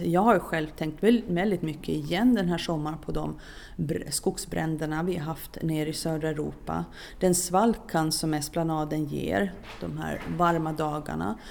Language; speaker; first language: Swedish; native; Swedish